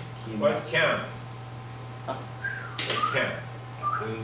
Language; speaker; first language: English; non-native, fluent; Japanese